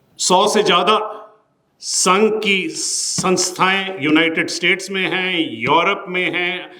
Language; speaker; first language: Hindi; non-native, local second language; Punjabi